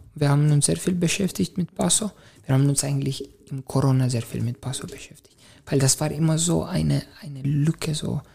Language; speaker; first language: German; non-native, fluent; Romanian